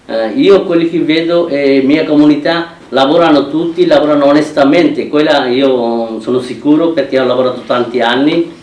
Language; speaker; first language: Italian; non-native, fluent; Bangla